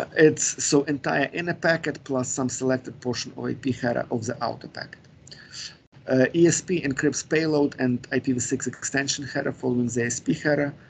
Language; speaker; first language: English; non-native, fluent; Ukrainian